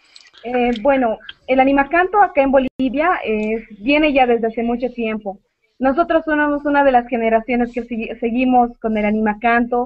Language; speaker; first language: Spanish; native; Spanish